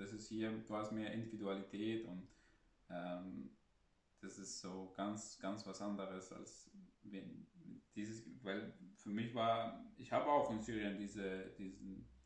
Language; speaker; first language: German; non-native, fluent; Arabic